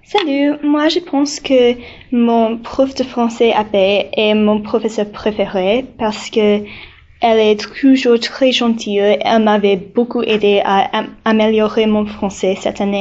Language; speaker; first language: French; non-native, learner; English